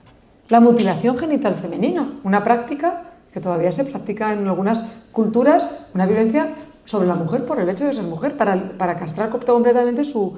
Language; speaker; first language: Spanish; native; Spanish